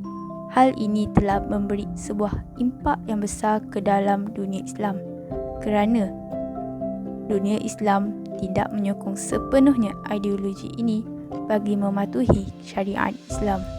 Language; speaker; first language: Malay; native; Malay